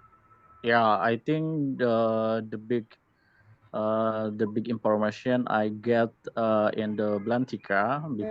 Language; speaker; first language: English; non-native, learner; Indonesian